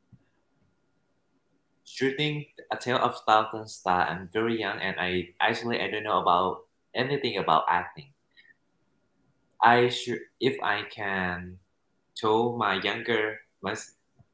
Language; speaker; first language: English; non-native, fluent; Thai